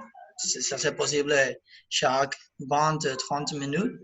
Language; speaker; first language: French; non-native, learner; Spanish